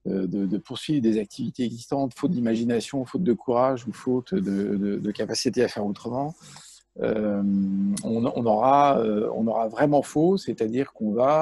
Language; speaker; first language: French; native; French